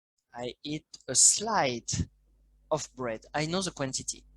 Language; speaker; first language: English; non-native, learner; French